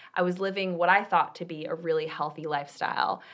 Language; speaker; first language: English; native; English